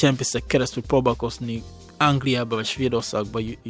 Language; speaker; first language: Hungarian; non-native, fluent; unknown